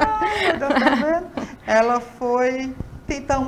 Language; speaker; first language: Portuguese; native; Portuguese